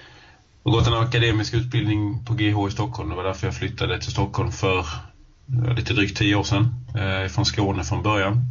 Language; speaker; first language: Swedish; native; Swedish